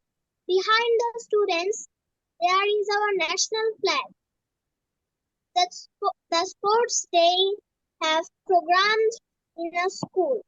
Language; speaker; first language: English; non-native, learner; Bangla